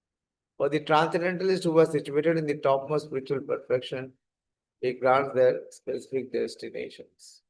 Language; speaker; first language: English; non-native, local second language; Hindi